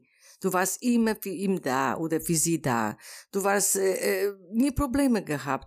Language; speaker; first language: German; non-native, learner; Polish